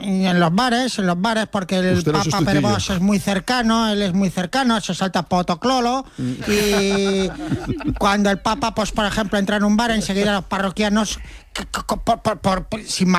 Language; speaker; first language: Spanish; native; Spanish